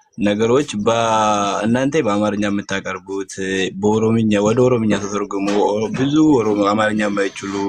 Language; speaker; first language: Amharic; non-native, local second language; Oromo